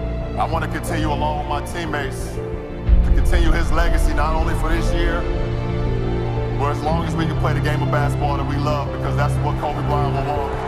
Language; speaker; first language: English; native; English